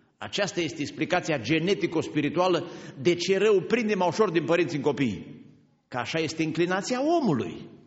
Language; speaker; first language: Romanian; native; Romanian